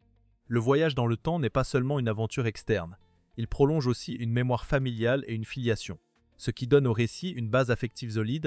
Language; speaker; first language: French; native; French